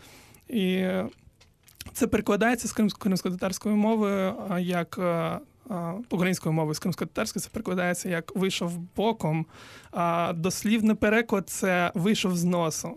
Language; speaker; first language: Ukrainian; non-native, local second language; Crimean Tatar